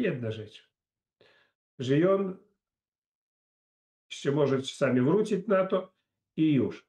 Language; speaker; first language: Polish; non-native, fluent; Russian